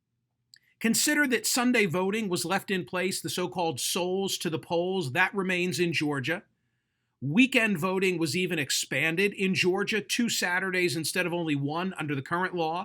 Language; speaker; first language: English; native; English